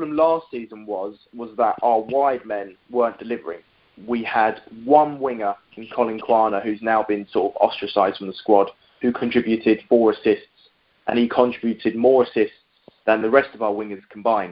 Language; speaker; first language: English; native; English